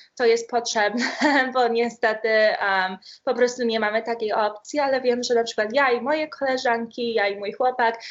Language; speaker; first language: Polish; early bilingual, heritage; Polish